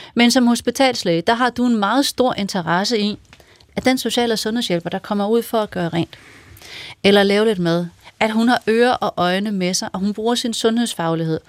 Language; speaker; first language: Danish; native; Danish